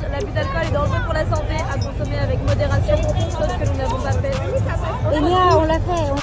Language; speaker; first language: French; native; French